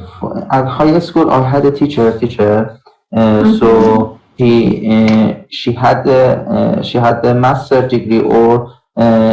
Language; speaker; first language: English; non-native, learner; Persian